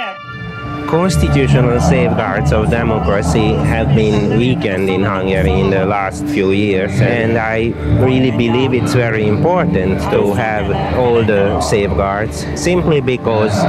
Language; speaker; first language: English; non-native, fluent; Hungarian